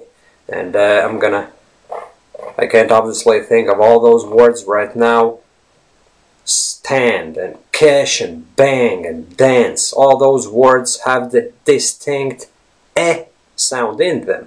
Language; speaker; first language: English; non-native, fluent; Latvian